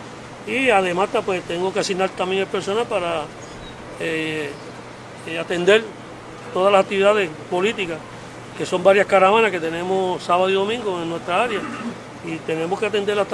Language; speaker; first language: Spanish; native; Spanish